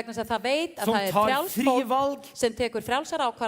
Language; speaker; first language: Icelandic; native; Icelandic